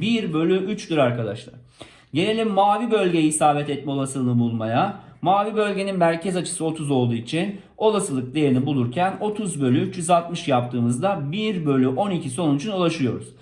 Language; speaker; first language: Turkish; native; Turkish